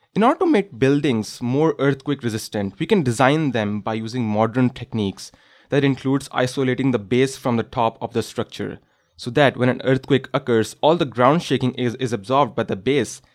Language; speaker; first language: English; non-native, local second language; Urdu